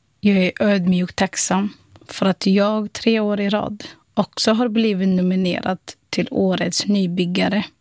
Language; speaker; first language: Swedish; non-native, fluent; Somali